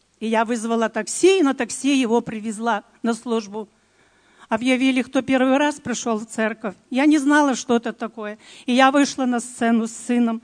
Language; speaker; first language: Russian; native; Russian